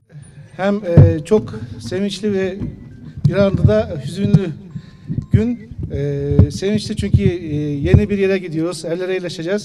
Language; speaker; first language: Turkish; early bilingual, heritage; Turkish